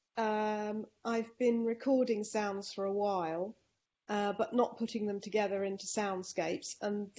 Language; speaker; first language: English; non-native, fluent; Dutch